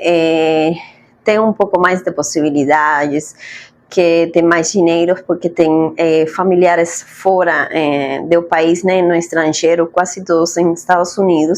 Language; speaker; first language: Portuguese; non-native, fluent; Spanish